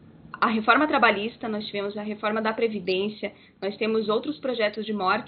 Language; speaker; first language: Portuguese; native; Portuguese